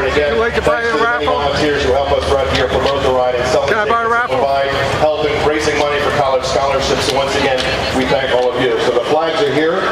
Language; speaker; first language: English; native; English